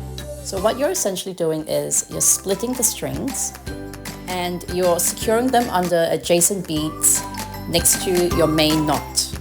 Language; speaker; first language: English; native; English